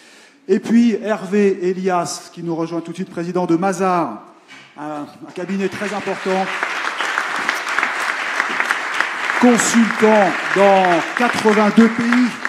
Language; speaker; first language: French; native; French